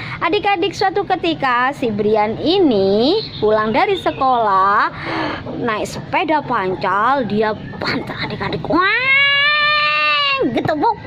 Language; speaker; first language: Indonesian; non-native, local second language; Javanese